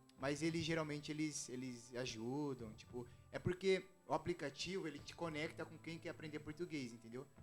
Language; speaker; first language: Portuguese; native; Portuguese